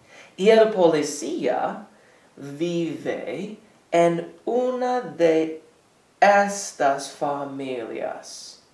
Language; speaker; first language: Spanish; non-native, fluent; English